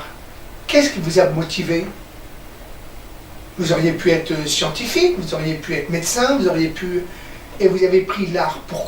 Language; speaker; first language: French; native; French